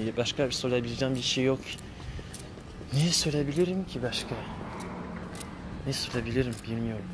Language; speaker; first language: Turkish; non-native, learner; French